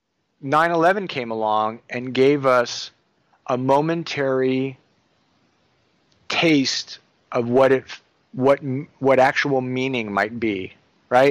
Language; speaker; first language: English; native; English